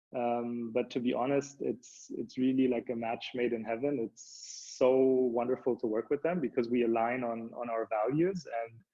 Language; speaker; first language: English; early bilingual, other home language; German